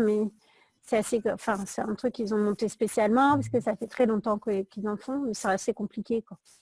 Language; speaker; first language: French; native; French